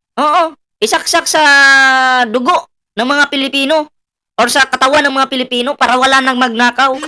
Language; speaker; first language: Filipino; non-native, local second language; Cebuano